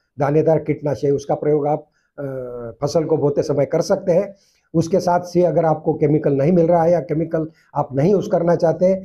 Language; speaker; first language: Hindi; non-native, local second language; Marathi